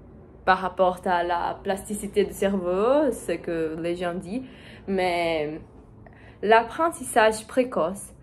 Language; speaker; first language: French; non-native, learner; Portuguese